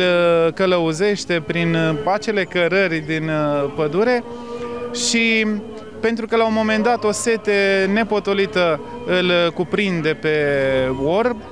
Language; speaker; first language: Romanian; native; Romanian